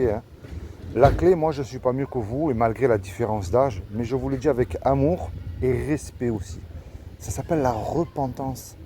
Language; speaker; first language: French; native; French